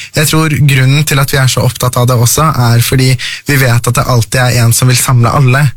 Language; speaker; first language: Norwegian; early bilingual, other home language; Persian